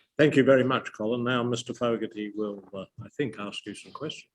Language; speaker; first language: English; native; English